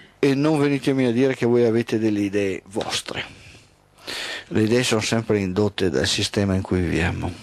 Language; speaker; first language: Italian; native; Italian